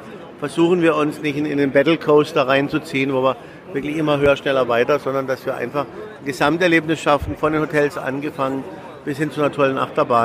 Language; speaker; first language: German; native; German